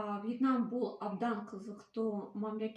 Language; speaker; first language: Kyrgyz; non-native, learner; Russian